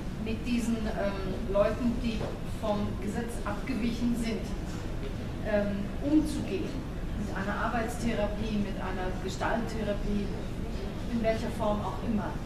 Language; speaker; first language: German; non-native, fluent; Greek